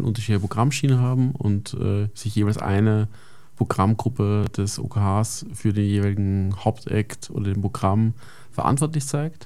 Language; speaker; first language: German; native; German